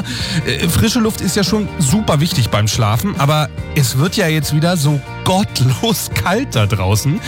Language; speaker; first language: German; native; German